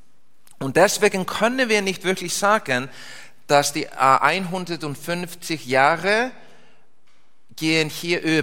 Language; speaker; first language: German; non-native, learner; English